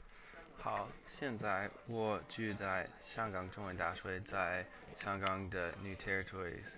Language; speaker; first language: Chinese; non-native, learner; English